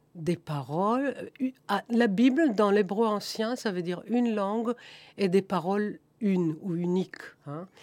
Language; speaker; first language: French; non-native, fluent; German